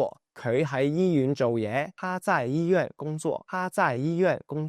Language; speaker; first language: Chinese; non-native, fluent; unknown